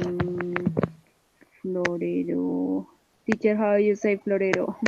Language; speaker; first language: English; non-native, learner; Spanish